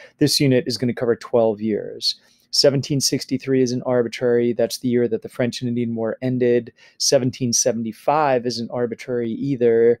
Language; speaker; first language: English; native; English